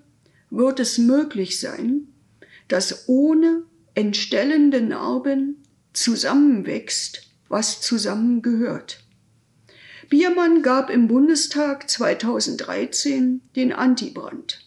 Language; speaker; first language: German; native; German